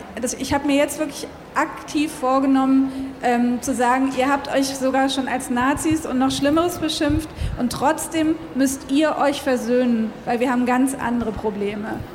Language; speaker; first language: German; native; German